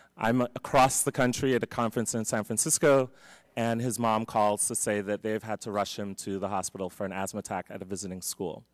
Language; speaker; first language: English; native; English